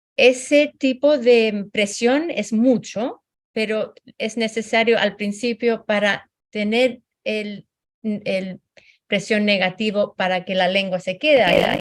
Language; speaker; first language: Spanish; non-native, fluent; English